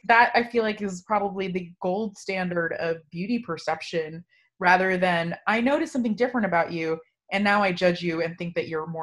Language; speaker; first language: English; native; English